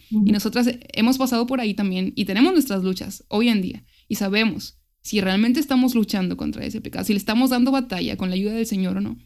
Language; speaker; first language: Spanish; native; Spanish